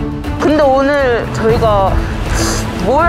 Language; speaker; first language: Korean; early bilingual, other home language; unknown